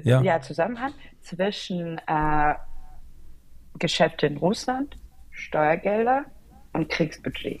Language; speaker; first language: German; non-native, fluent; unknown